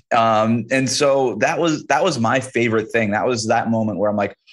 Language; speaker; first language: English; native; English